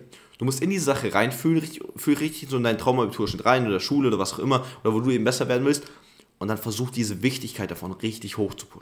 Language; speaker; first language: German; native; German